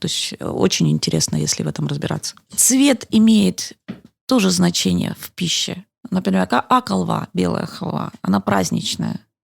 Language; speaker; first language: Russian; native; Russian